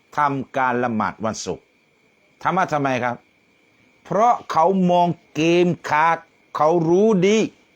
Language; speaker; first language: Thai; non-native, local second language; Malay